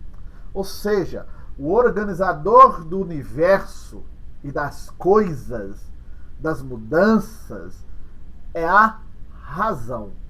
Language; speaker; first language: Portuguese; native; Portuguese